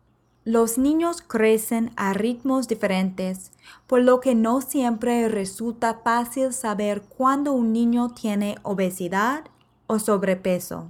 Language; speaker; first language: Spanish; non-native, fluent; English